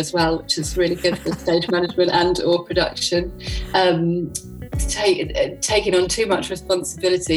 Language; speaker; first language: English; native; English